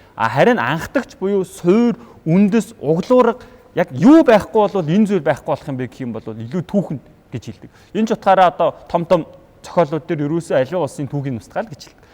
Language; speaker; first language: Mongolian; native; Mongolian